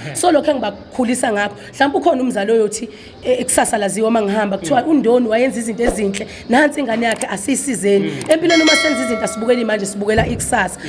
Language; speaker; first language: Zulu; native; Zulu